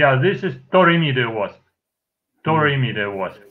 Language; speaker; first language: English; non-native, fluent; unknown